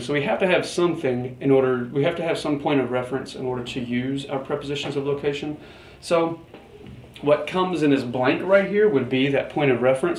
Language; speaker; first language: English; native; English